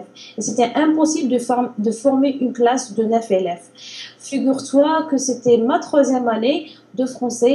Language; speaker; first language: French; non-native, learner; Arabic